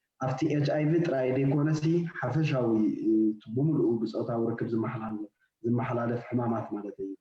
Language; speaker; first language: Tigrinya; native; Tigrinya